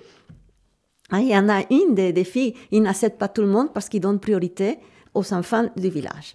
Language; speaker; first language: French; native; French